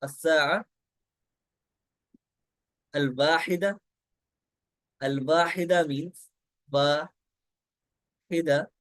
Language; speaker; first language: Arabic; non-native, learner; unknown